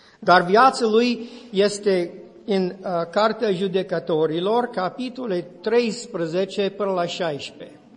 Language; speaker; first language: Romanian; non-native, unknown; English